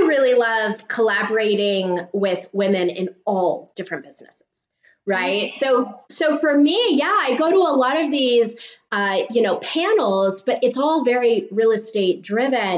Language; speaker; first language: English; native; English